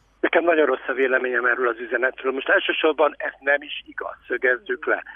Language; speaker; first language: Hungarian; native; Hungarian